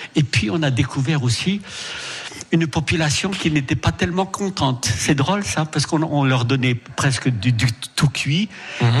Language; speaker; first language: French; native; French